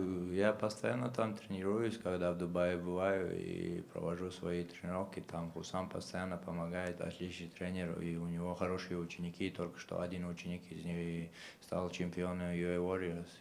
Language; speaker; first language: Russian; non-native, local second language; Chechen